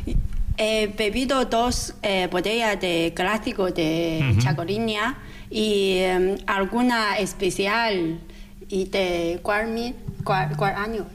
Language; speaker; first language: Spanish; non-native, learner; Chinese